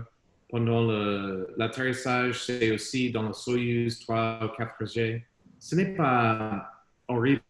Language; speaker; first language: French; non-native, learner; English